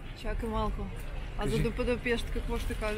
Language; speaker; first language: Bulgarian; non-native, fluent; Russian